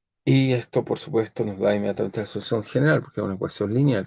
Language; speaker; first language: Spanish; native; Spanish